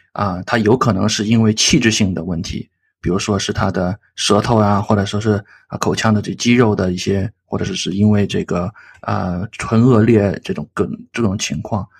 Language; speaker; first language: Chinese; native; Chinese